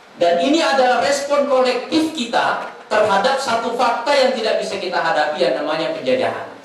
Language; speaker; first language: Indonesian; non-native, local second language; Buginese